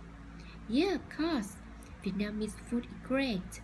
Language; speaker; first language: English; non-native, learner; Vietnamese